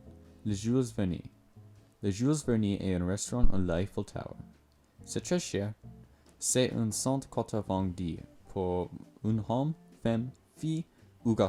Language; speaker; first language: French; non-native, learner; English